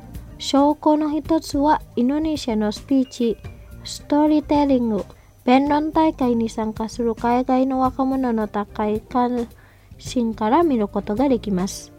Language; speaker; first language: Japanese; non-native, fluent; Indonesian